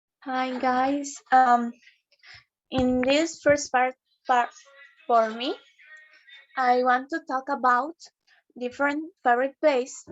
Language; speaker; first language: English; non-native, learner; Spanish